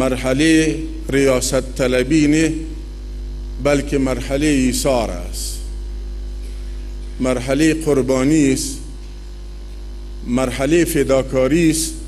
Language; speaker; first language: Persian; non-native, local second language; Pashto